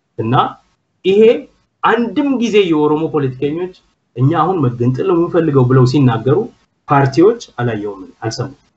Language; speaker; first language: Amharic; non-native, local second language; Oromo